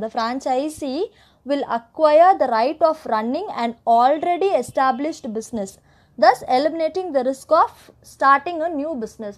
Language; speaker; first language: English; non-native, local second language; Tamil